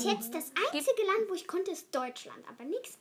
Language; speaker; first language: German; early bilingual, other home language; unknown